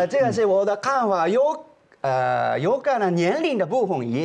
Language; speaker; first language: Chinese; non-native, fluent; Japanese